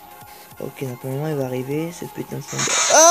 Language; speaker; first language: French; native; French